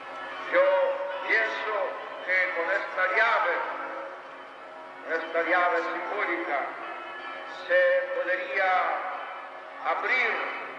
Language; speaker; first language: Spanish; non-native, fluent; Polish